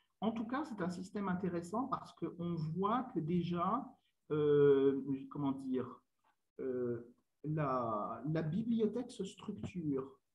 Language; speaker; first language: French; native; French